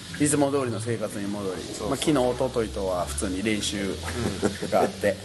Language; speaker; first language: Japanese; native; Japanese